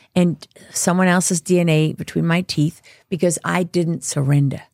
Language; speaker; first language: English; native; English